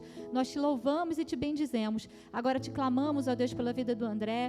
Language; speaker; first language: Portuguese; native; Portuguese